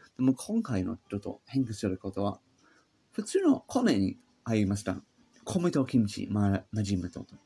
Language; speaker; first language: Japanese; non-native, learner; English